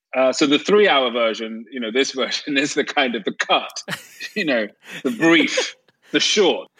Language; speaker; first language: English; native; English